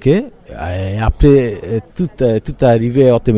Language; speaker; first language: French; non-native, learner; Bangla